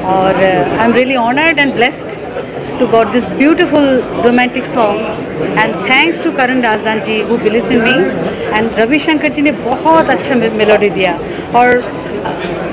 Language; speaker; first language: Hindi; native; Hindi